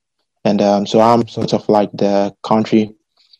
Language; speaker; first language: English; non-native, local second language; Akan